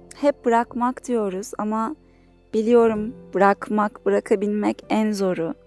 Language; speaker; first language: Turkish; native; Turkish